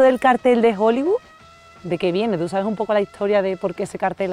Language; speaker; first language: Spanish; native; Spanish